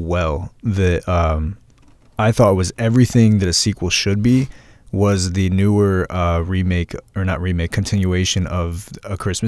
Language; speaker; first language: English; native; English